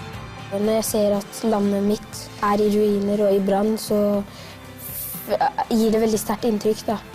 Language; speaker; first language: Norwegian; early bilingual, other home language; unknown